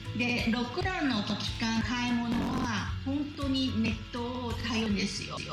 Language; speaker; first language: Japanese; non-native, fluent; Chinese